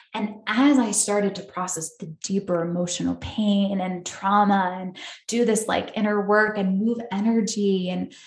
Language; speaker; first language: English; native; English